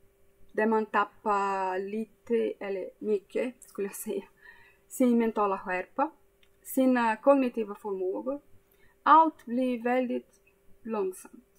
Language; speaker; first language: Swedish; non-native, fluent; Portuguese